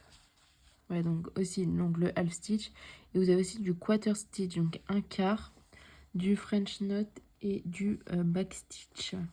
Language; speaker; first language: French; native; French